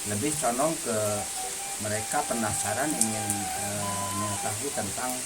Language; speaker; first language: Indonesian; non-native, local second language; Sundanese